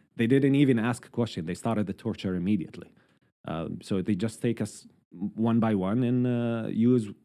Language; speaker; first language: English; non-native, fluent; Arabic